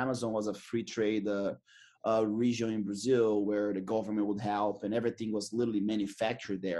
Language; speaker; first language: English; non-native, fluent; Portuguese